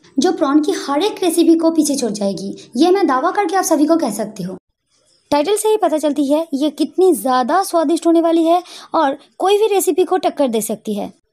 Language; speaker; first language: Hindi; non-native, local second language; Bangla